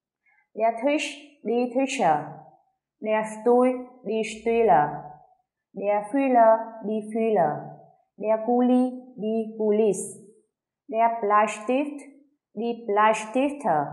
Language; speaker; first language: German; non-native, fluent; Vietnamese